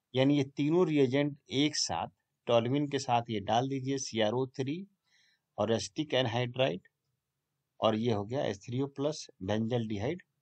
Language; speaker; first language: Hindi; native; Hindi